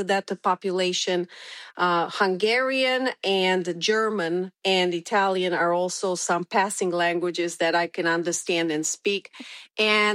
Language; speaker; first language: English; non-native, fluent; Romanian